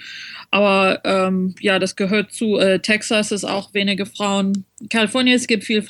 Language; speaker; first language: German; non-native, fluent; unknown